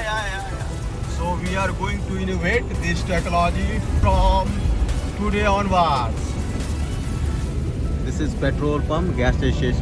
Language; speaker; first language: English; non-native, local second language; Hindi